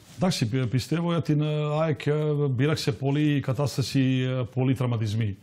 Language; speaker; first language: Greek; non-native, fluent; Serbian